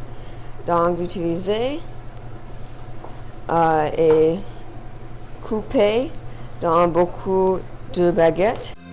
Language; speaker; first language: French; non-native, learner; English